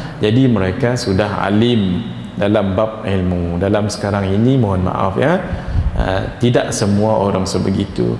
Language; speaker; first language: Malay; native; Malay